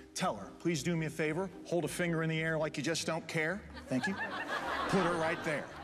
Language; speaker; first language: English; native; English